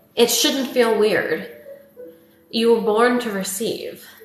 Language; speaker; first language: English; native; English